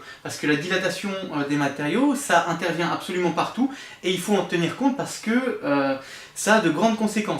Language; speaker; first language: French; native; French